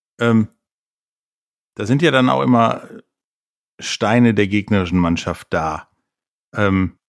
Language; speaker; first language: German; native; German